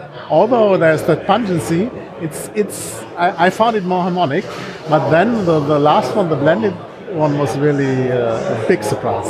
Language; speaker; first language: English; non-native, fluent; German